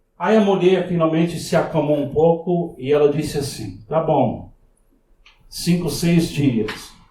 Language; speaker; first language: Portuguese; non-native, fluent; English